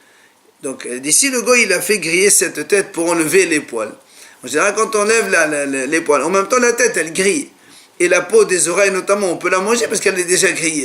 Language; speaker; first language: French; native; French